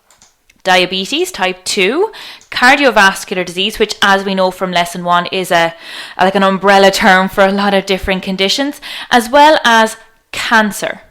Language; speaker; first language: English; native; English